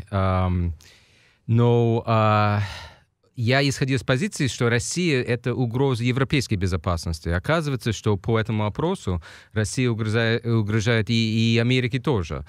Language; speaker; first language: Russian; non-native, fluent; English